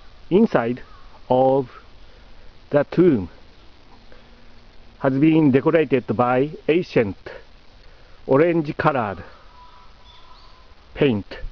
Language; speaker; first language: English; non-native, learner; Japanese